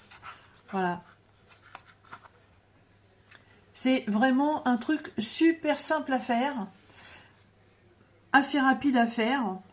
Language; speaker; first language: French; native; French